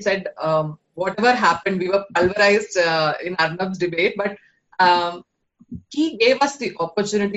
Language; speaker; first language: English; non-native, local second language; Malayalam